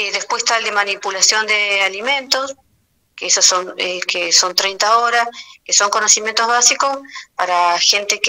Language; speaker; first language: Spanish; native; Spanish